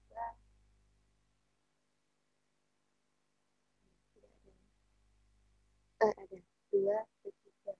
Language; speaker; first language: Indonesian; native; Indonesian